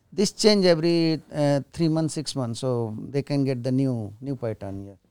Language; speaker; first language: English; non-native, local second language; Hindi